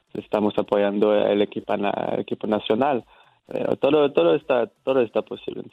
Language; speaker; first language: Spanish; non-native, fluent; French